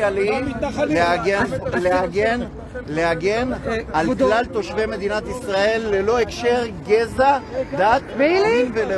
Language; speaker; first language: Hebrew; native; Hebrew